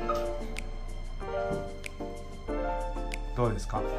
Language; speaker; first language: Japanese; native; Japanese